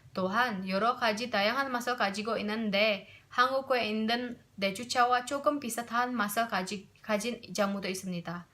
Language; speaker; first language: Korean; non-native, learner; Indonesian